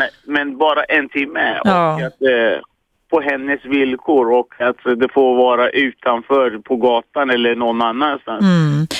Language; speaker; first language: Swedish; early bilingual, other home language; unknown